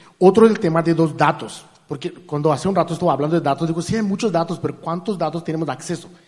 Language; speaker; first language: Spanish; non-native, fluent; Marathi